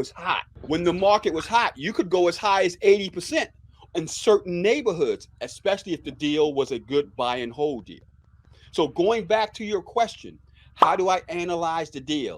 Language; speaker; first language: English; native; English